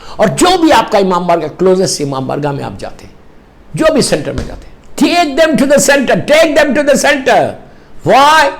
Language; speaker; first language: Urdu; native; Urdu